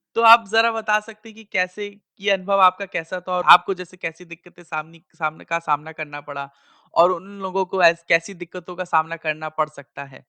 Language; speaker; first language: Hindi; native; Hindi